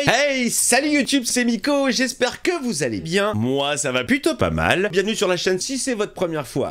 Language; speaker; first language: French; native; French